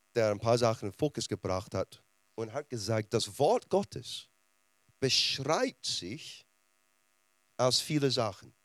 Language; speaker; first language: German; non-native, fluent; English